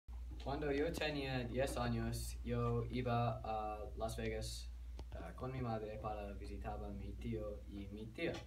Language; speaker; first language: Spanish; non-native, learner; English